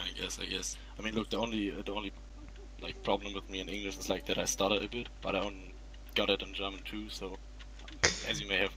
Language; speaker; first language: English; non-native, fluent; German